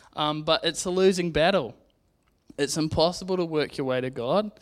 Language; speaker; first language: English; native; English